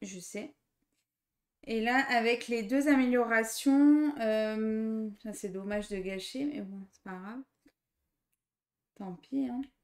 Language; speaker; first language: French; native; French